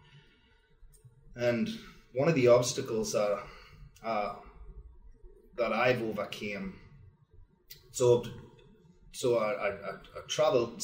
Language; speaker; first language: English; native; English